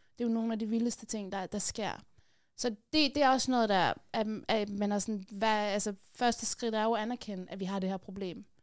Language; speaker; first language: Danish; early bilingual, other home language; Persian